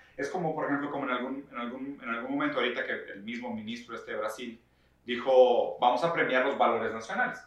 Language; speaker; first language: Spanish; early bilingual, other home language; Portuguese